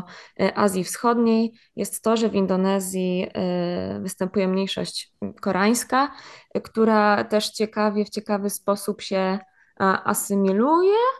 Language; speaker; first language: Polish; native; Polish